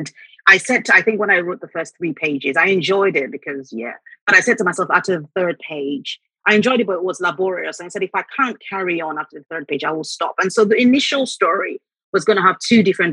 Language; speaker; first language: English; non-native, local second language; Yoruba